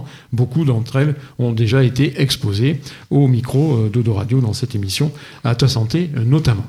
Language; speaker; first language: French; native; French